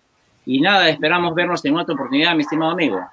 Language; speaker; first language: Spanish; native; Spanish